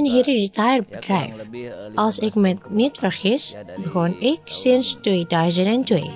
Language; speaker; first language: Dutch; non-native, learner; Indonesian